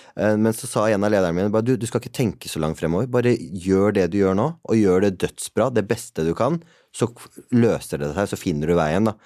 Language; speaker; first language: Norwegian; early bilingual, other home language; Punjabi